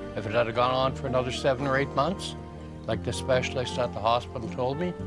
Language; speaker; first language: English; native; English